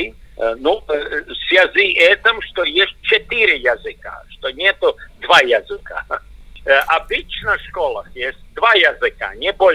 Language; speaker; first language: Russian; non-native, local second language; Latvian